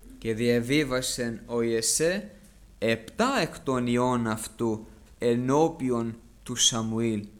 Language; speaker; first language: Greek; early bilingual, heritage; Greek